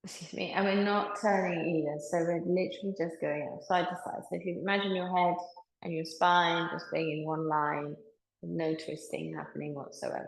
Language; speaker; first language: English; native; English